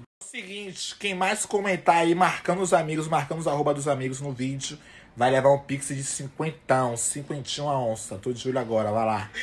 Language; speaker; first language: Portuguese; native; Portuguese